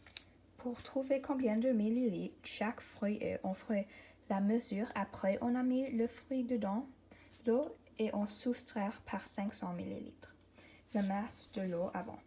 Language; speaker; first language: French; non-native, local second language; English